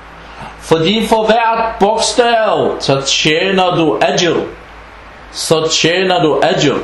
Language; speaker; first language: Danish; early bilingual, other home language; Arabic